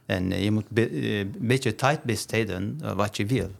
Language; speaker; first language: Dutch; non-native, learner; Turkish